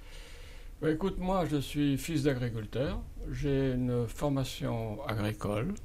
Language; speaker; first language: French; native; French